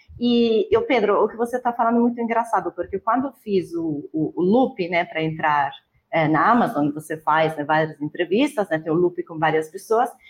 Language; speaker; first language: Portuguese; non-native, fluent; Italian